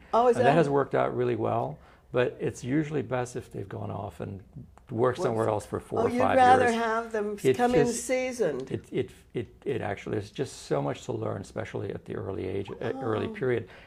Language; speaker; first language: English; non-native, fluent; Turkish